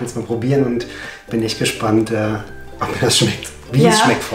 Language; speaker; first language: German; native; German